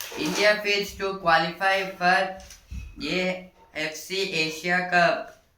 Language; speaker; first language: English; non-native, local second language; Telugu